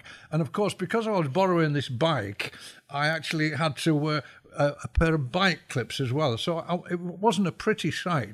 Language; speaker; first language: English; native; English